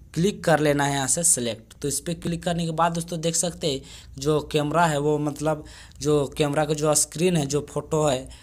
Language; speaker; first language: Hindi; native; Hindi